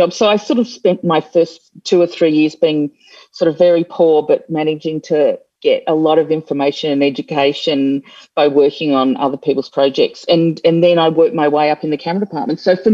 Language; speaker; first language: English; native; English